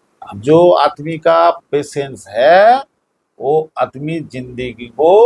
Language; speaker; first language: Hindi; non-native, local second language; Bangla